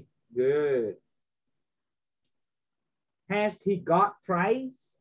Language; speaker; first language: English; non-native, fluent; Vietnamese